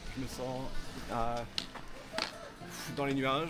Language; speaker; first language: French; non-native, fluent; English